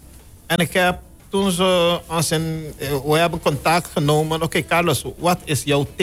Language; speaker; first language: Dutch; non-native, local second language; Papiamento